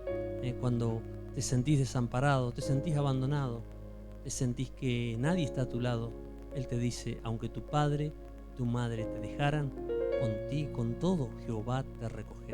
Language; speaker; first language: Spanish; native; Spanish